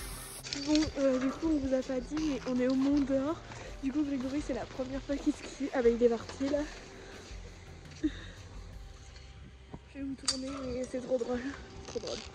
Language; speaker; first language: French; native; French